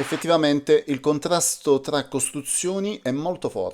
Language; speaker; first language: Italian; native; Italian